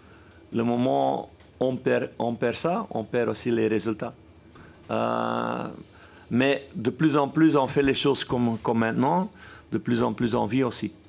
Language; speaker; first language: French; non-native, fluent; Dutch